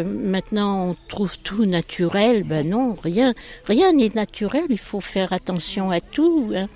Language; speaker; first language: French; native; French